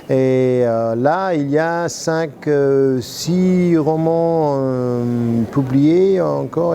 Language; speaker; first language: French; non-native, fluent; English